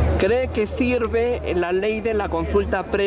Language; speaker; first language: Spanish; native; Spanish